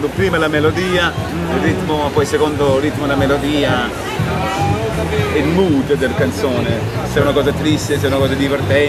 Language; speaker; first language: Italian; non-native, fluent; English